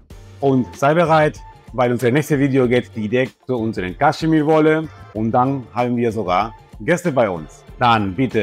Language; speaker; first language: German; non-native, fluent; Spanish